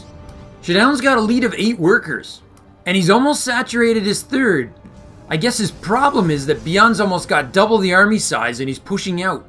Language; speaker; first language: English; native; English